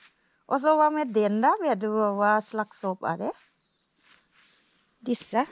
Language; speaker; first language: Norwegian; non-native, learner; Thai